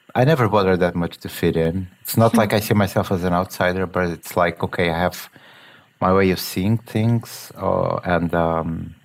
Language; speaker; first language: English; non-native, fluent; Portuguese